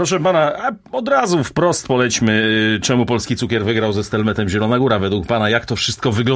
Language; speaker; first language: Polish; native; Polish